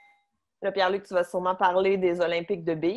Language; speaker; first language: French; native; French